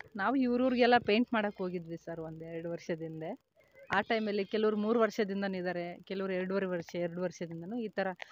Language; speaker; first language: Kannada; native; Kannada